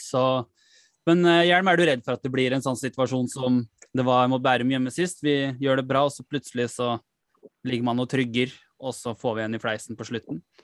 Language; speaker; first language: Norwegian; native; Norwegian